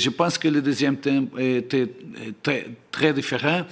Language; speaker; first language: French; non-native, learner; Portuguese